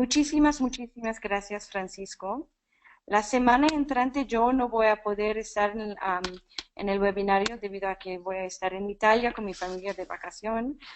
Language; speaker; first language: Spanish; non-native, fluent; English